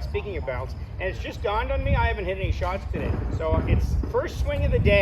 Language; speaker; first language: English; native; English